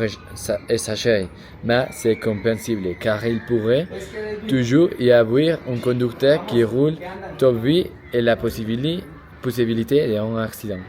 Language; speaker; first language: French; non-native, learner; Spanish